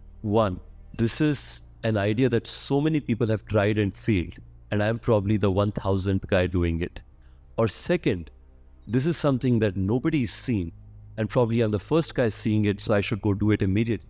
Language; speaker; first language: English; non-native, local second language; Hindi